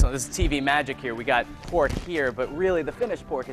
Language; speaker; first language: English; native; English